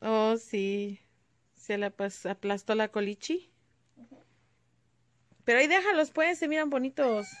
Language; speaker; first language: Spanish; native; Spanish